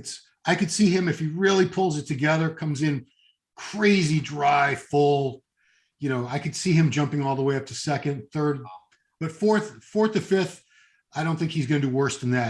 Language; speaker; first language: English; native; English